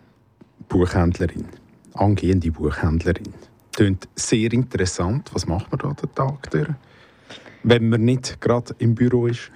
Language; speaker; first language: German; native; German